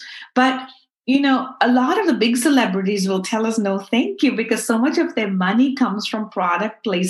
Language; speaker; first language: English; non-native, local second language; Urdu